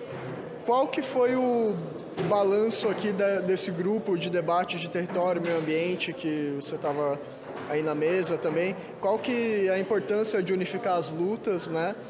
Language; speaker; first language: Portuguese; native; Portuguese